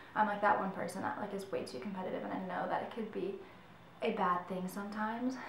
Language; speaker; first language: English; native; English